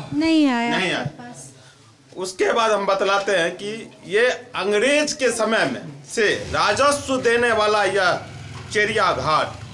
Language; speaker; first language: Hindi; native; Hindi